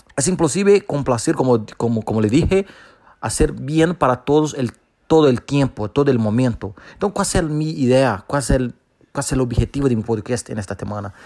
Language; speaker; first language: Spanish; non-native, fluent; Portuguese